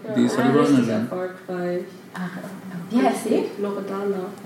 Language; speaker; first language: German; non-native, fluent; Macedonian